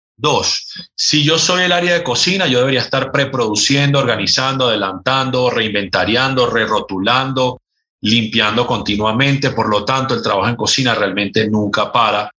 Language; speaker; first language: Spanish; native; Spanish